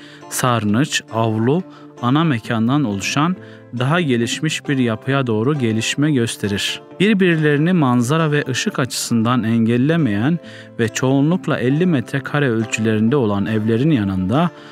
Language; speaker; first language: Turkish; native; Turkish